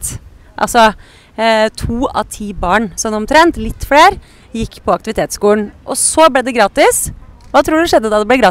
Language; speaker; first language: Norwegian; native; Norwegian